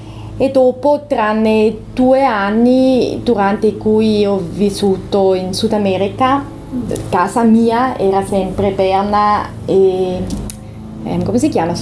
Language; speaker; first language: Italian; non-native, local second language; German